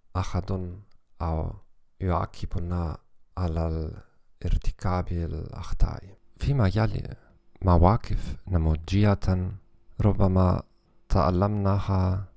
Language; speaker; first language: Arabic; non-native, learner; German